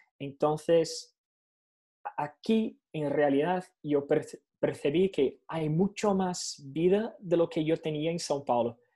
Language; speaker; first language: Spanish; non-native, fluent; Portuguese